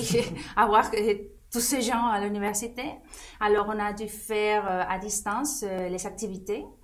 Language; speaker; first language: French; non-native, fluent; Spanish